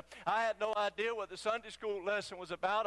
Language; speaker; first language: English; native; English